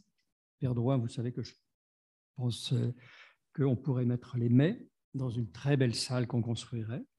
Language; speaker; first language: French; native; French